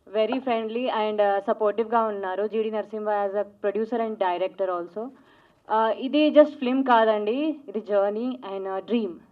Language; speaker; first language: Telugu; non-native, local second language; Marathi